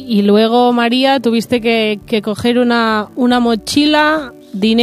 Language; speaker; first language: Spanish; non-native, local second language; Catalan